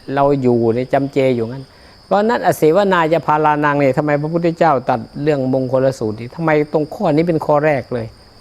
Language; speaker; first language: Thai; native; Thai